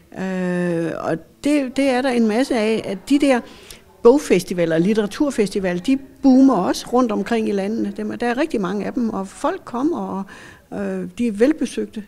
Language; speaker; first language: Danish; native; Danish